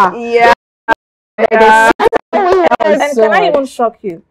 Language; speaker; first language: English; non-native, local second language; Igbo